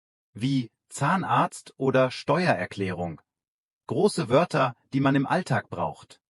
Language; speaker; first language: German; non-native, fluent; Vietnamese